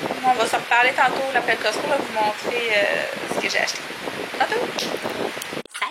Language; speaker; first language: French; native; French